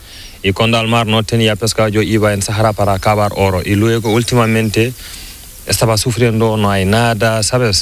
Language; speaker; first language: Spanish; non-native, learner; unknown